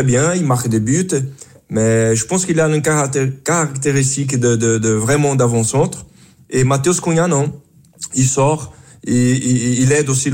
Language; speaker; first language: French; non-native, fluent; Portuguese